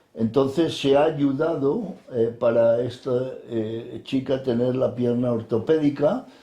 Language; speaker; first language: Spanish; native; Spanish